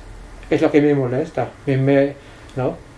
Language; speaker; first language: Spanish; non-native, fluent; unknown